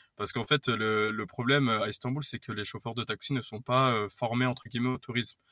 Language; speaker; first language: French; native; French